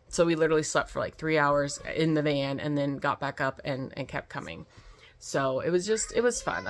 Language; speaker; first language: English; native; English